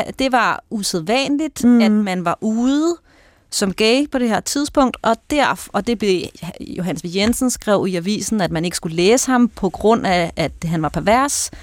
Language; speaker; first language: Danish; native; Danish